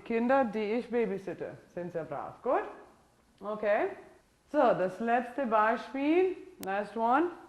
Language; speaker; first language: German; non-native, fluent; English